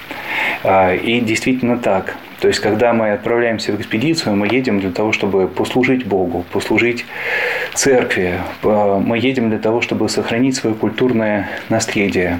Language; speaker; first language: Russian; native; Russian